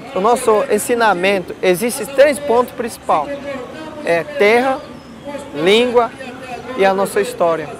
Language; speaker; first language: Portuguese; non-native, local second language; Guarani